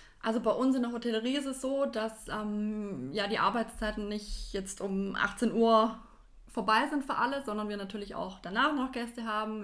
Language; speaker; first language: German; native; German